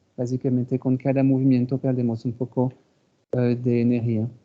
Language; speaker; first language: Spanish; non-native, fluent; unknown